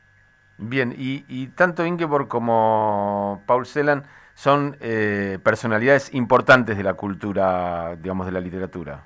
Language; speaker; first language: Spanish; native; Spanish